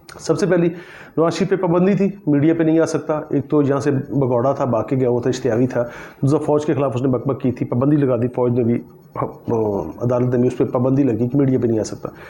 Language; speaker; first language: Urdu; non-native, local second language; Punjabi